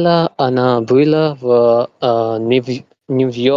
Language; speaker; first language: Russian; non-native, learner; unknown